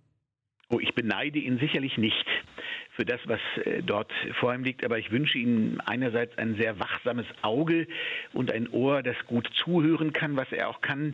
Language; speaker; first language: German; native; German